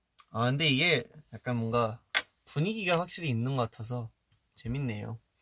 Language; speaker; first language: Korean; early bilingual, heritage; Korean